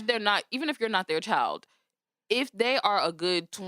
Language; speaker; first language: English; native; English